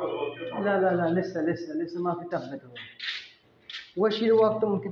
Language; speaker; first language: Arabic; non-native, learner; Bangla